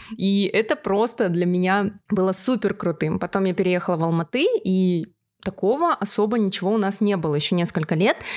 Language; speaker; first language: Russian; native; Russian